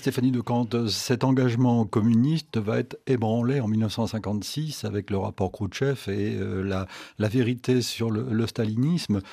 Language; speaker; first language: French; native; French